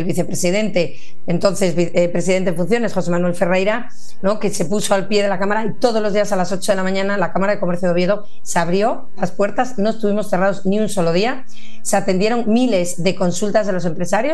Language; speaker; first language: Spanish; native; Spanish